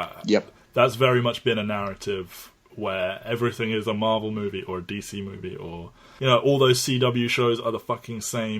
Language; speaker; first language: English; native; English